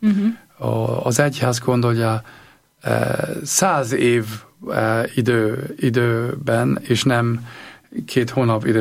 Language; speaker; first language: Hungarian; non-native, learner; German